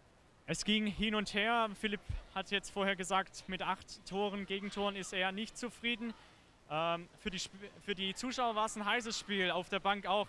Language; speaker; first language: German; native; German